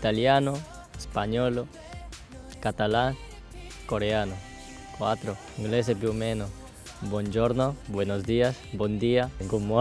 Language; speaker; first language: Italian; non-native, learner; Korean